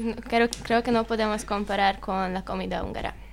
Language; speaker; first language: Spanish; non-native, learner; Hungarian